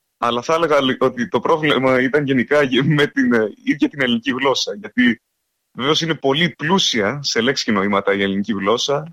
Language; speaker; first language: Greek; early bilingual, heritage; Greek